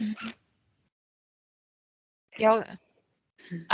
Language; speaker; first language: French; non-native, fluent; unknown